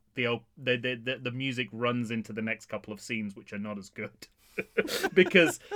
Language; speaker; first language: English; native; English